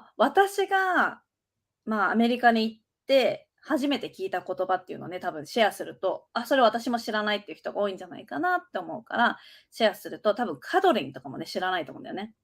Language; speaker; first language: Japanese; native; Japanese